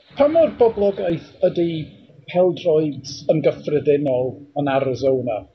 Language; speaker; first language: Welsh; non-native, fluent; English